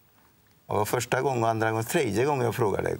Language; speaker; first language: Swedish; non-native, fluent; Odia